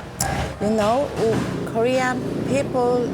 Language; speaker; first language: English; non-native, learner; Korean